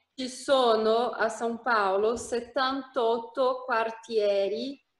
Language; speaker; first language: Italian; non-native, fluent; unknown